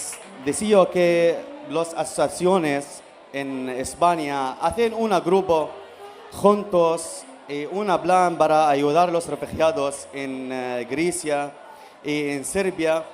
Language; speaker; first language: Spanish; non-native, learner; Arabic